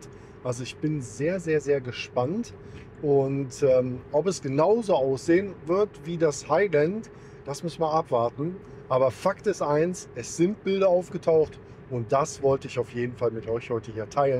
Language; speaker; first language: German; native; German